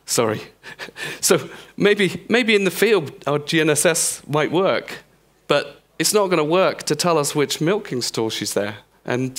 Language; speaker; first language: English; native; English